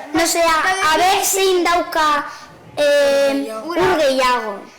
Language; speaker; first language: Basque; non-native, local second language; Spanish